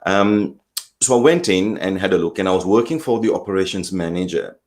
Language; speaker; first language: English; non-native, local second language; Sinhala